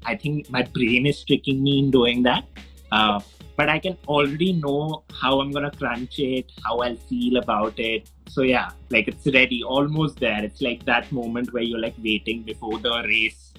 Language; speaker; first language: English; non-native, local second language; Hindi